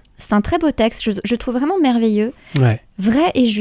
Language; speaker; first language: French; native; French